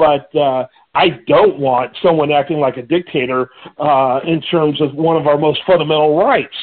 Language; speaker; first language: English; native; English